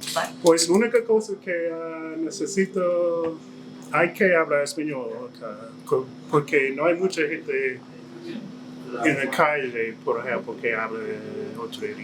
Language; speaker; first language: Spanish; non-native, fluent; English